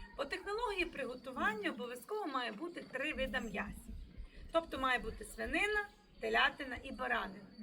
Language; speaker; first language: Ukrainian; native; Ukrainian